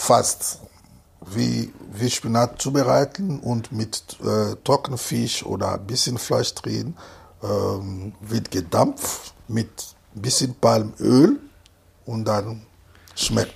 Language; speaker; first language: German; non-native, fluent; Lingala